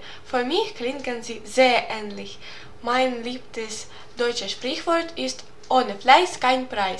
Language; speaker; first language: German; non-native, learner; Ukrainian